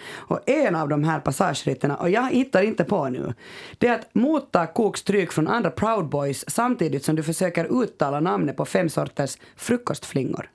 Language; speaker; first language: Swedish; native; Swedish